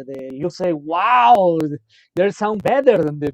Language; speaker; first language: English; non-native, local second language; Spanish